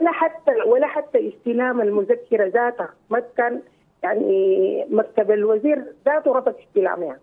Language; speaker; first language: Arabic; native; Arabic